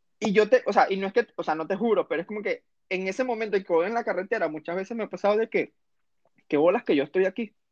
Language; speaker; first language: Spanish; native; Spanish